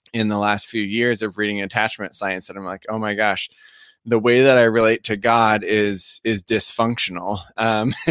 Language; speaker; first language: English; native; English